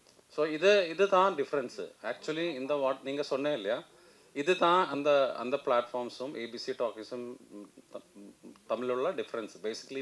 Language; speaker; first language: Tamil; non-native, fluent; Malayalam